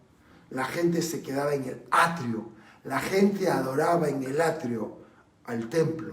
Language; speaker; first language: Spanish; native; Spanish